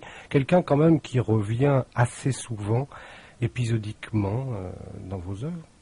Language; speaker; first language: French; native; French